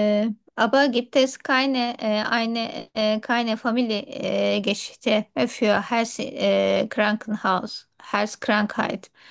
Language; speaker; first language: German; non-native, learner; Turkish